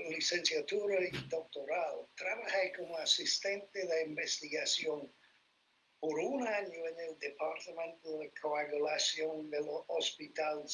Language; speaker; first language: Spanish; non-native, fluent; English